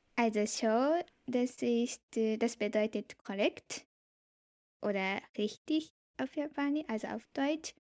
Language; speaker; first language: German; non-native, fluent; Japanese